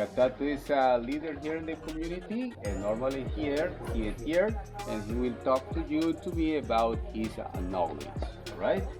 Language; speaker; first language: English; non-native, learner; Spanish